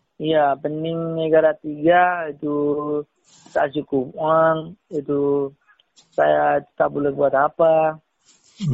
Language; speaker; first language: Malay; non-native, learner; Rohingya